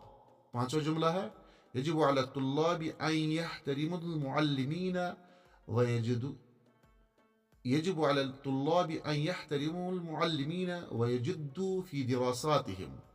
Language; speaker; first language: Arabic; non-native, fluent; Urdu